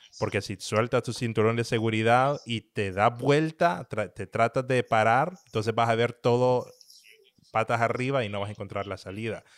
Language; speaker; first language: Spanish; native; Spanish